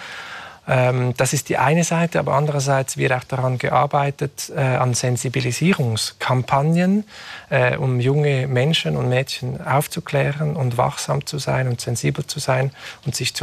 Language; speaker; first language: German; native; German